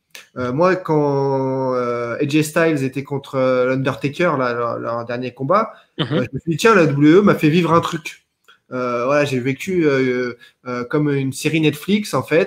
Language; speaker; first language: French; native; French